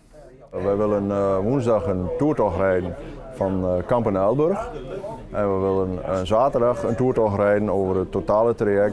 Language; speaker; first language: Dutch; native; Dutch